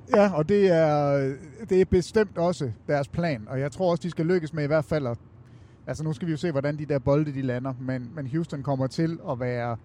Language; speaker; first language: Danish; native; Danish